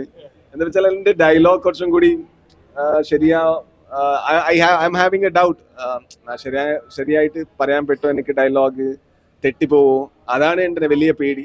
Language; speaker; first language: Malayalam; non-native, learner; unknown